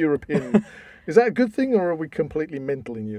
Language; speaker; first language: English; native; English